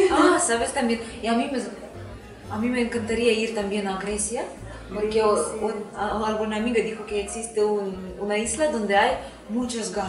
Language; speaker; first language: Spanish; non-native, fluent; Russian